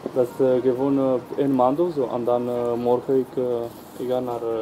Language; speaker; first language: Dutch; non-native, learner; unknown